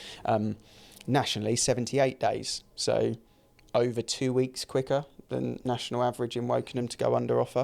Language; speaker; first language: English; native; English